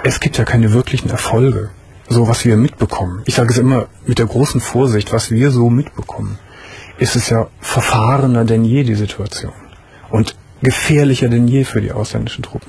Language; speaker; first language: German; native; German